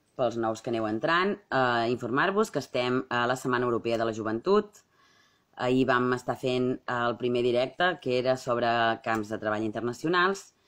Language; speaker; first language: Catalan; native; Catalan